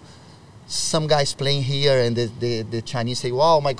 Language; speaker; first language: English; non-native, learner; Portuguese